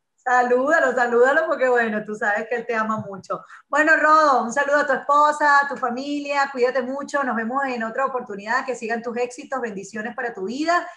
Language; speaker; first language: Spanish; native; Spanish